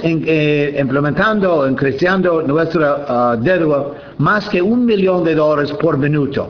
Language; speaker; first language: Spanish; non-native, fluent; English